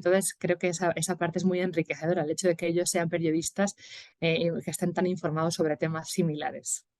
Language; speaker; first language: Spanish; native; Spanish